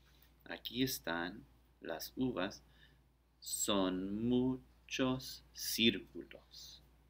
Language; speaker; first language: Spanish; non-native, fluent; English